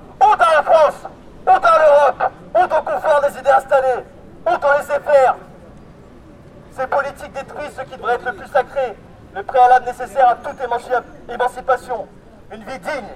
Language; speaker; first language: French; native; French